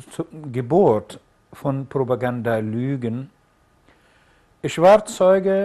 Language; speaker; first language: German; non-native, fluent; Arabic